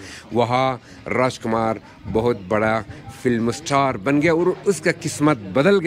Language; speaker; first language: Hindi; non-native, local second language; Persian